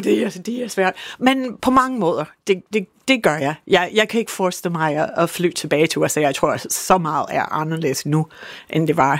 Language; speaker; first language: Danish; non-native, fluent; English